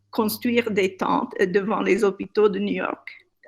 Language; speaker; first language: French; non-native, fluent; English